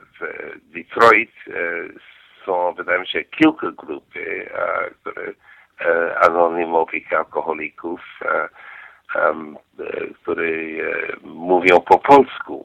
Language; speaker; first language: Polish; non-native, learner; English